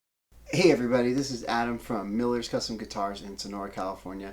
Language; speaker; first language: English; native; English